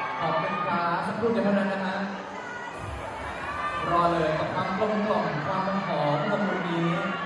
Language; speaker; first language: Thai; native; Thai